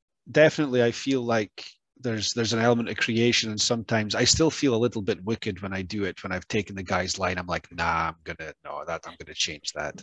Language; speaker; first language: English; native; English